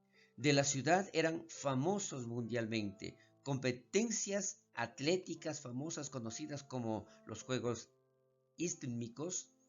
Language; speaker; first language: Spanish; native; Spanish